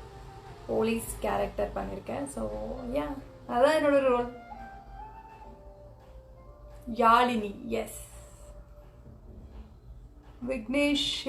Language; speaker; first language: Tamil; non-native, local second language; Kannada